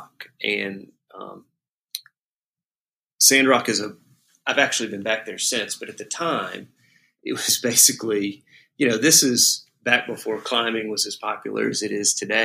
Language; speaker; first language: English; native; English